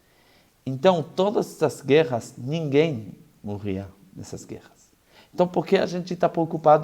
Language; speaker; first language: Portuguese; non-native, fluent; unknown